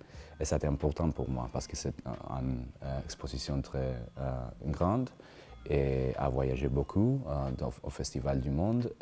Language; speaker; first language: French; non-native, learner; Spanish